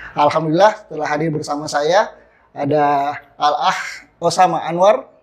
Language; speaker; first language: Indonesian; native; Indonesian